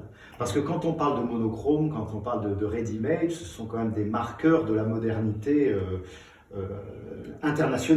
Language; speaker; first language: French; native; French